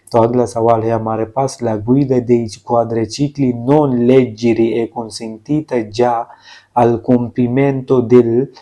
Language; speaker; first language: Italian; non-native, learner; Urdu